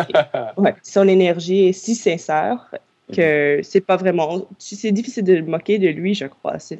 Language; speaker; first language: French; non-native, local second language; English